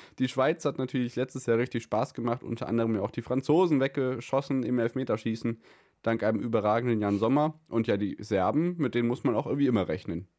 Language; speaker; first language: German; native; German